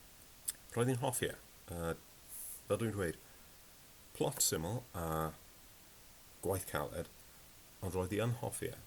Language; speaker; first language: Welsh; non-native, learner; English